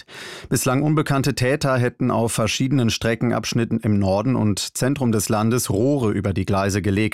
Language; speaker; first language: German; native; German